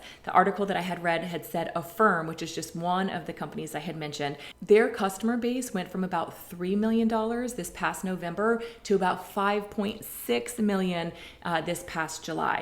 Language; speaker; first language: English; native; English